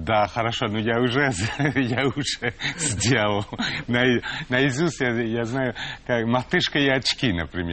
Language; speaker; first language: Russian; non-native, fluent; French